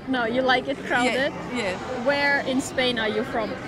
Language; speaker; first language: English; non-native, fluent; German